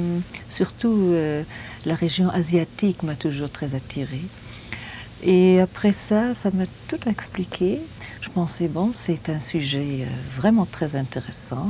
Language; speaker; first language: French; non-native, fluent; German